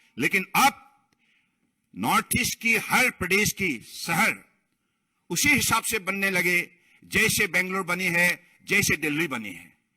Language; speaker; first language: Hindi; non-native, local second language; Bangla